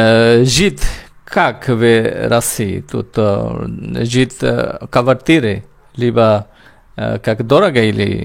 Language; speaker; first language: Russian; non-native, learner; Bangla